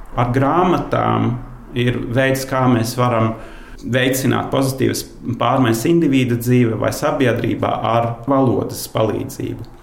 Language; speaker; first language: Latvian; non-native, fluent; Norwegian